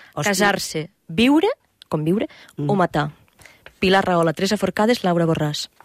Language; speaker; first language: Catalan; native; Catalan